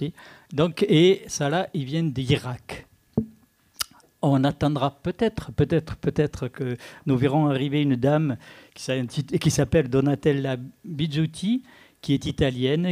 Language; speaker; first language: French; native; French